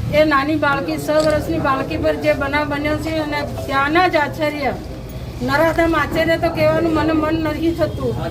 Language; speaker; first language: Gujarati; native; Gujarati